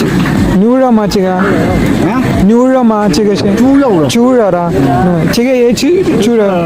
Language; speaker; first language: Chinese; non-native, learner; Malayalam